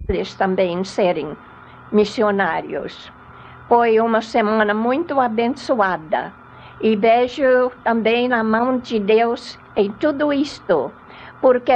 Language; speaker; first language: Portuguese; non-native, fluent; English